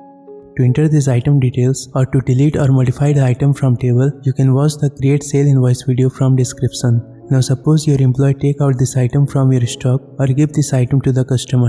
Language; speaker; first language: English; non-native, local second language; Hindi